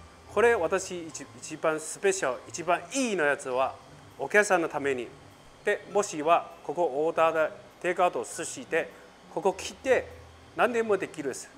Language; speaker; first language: Japanese; non-native, learner; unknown